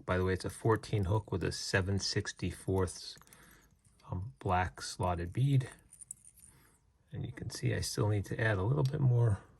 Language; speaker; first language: English; native; English